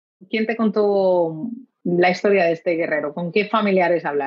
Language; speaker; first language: Spanish; native; Spanish